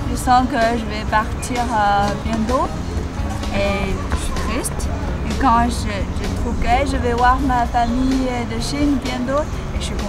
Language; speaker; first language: French; non-native, learner; Chinese